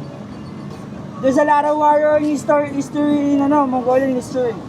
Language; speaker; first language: English; non-native, local second language; Filipino